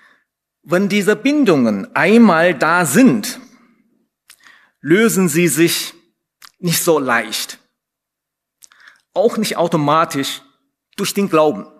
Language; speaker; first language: German; non-native, fluent; Chinese